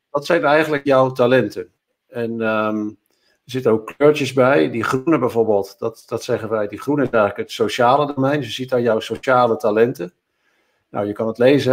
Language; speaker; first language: Dutch; native; Dutch